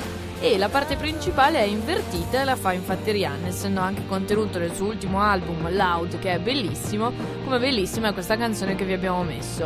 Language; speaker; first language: Italian; native; Italian